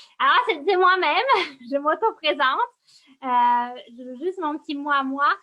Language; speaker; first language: French; native; French